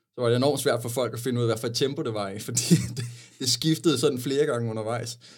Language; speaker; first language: Danish; native; Danish